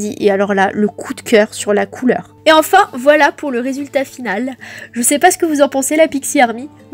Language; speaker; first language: French; native; French